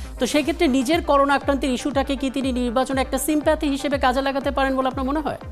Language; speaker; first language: Bangla; native; Bangla